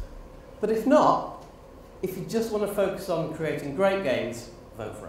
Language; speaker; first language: English; native; English